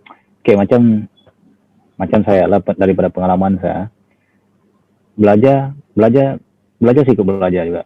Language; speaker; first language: Malay; non-native, local second language; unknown